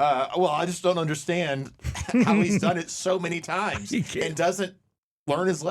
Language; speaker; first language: English; native; English